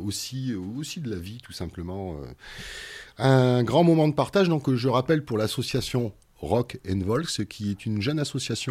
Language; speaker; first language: French; native; French